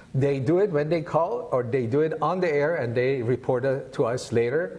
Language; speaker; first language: English; non-native, fluent; Persian